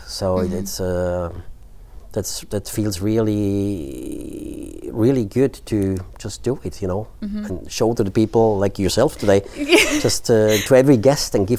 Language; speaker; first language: English; non-native, fluent; German